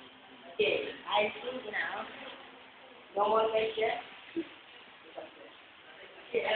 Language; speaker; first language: English; non-native, learner; Indonesian